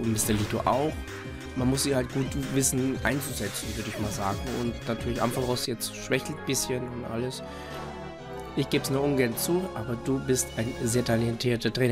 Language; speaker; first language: German; native; German